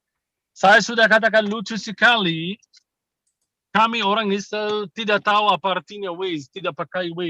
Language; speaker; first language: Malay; non-native, fluent; Arabic